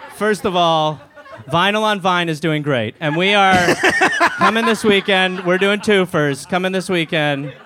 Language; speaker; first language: English; native; English